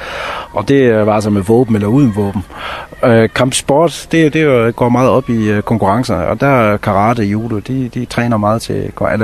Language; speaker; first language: Danish; native; Danish